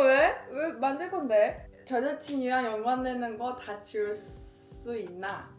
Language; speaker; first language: Korean; non-native, fluent; Chinese